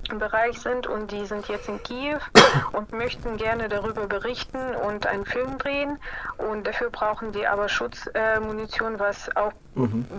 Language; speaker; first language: German; non-native, fluent; Ukrainian